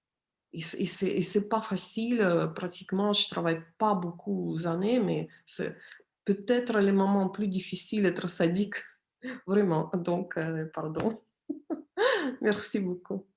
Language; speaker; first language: French; non-native, fluent; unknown